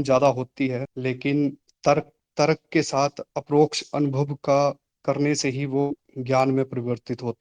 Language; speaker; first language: Hindi; native; Hindi